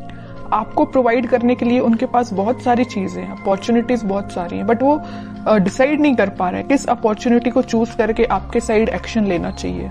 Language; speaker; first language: Hindi; native; Hindi